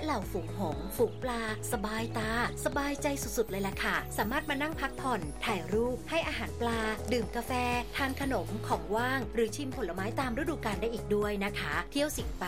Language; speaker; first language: Thai; native; Thai